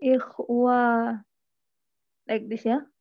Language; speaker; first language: English; non-native, learner; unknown